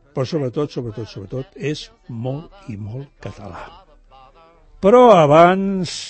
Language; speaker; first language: Catalan; native; Catalan